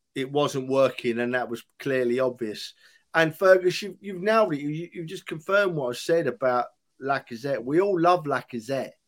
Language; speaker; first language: English; native; English